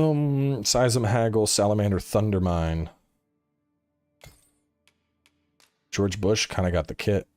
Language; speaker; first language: English; native; English